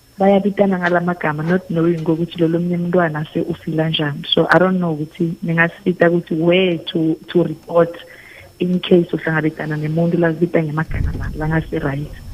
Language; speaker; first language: Zulu; non-native, local second language; Swati